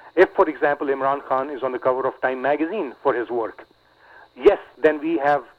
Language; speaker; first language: English; non-native, local second language; Urdu